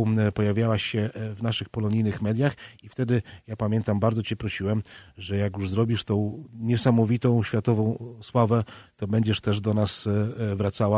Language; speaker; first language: Polish; native; Polish